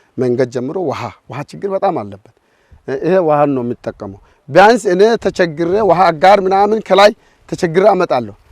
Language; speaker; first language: Amharic; non-native, local second language; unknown